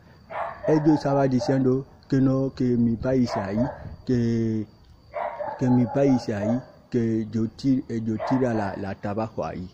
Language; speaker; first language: Spanish; non-native, learner; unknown